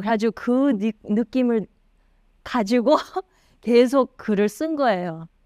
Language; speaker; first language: Korean; early bilingual, heritage; Korean